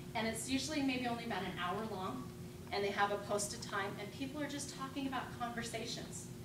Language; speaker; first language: English; native; English